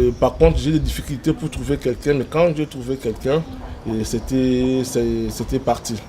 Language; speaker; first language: French; non-native, local second language; Lingala